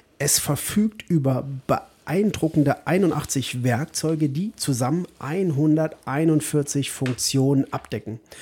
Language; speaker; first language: German; native; German